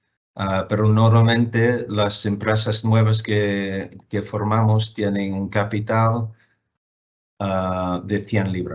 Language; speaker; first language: Spanish; non-native, fluent; English